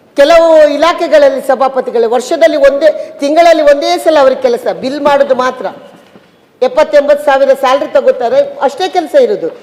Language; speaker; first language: Kannada; native; Kannada